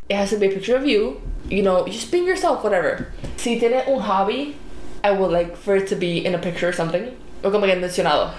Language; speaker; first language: English; non-native, local second language; Spanish